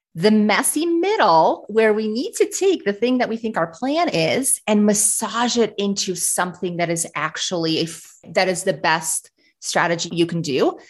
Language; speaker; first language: English; early bilingual, other home language; Russian